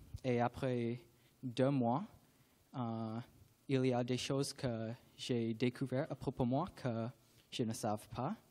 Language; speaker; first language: French; non-native, learner; English